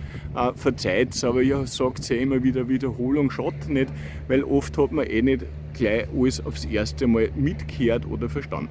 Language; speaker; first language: German; native; German